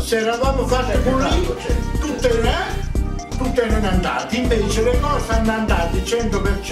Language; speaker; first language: Italian; native; Italian